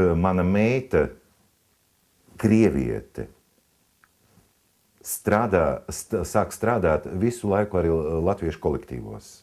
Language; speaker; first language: Latvian; non-native, local second language; Russian